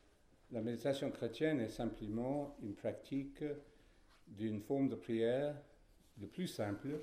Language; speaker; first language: French; non-native, fluent; English